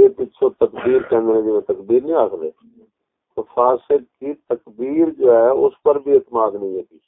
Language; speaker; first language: Urdu; non-native, local second language; Punjabi